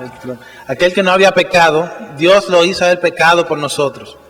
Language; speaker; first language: Spanish; native; Spanish